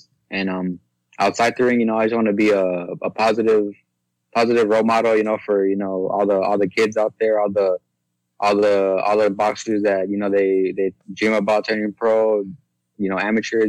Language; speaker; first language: English; native; English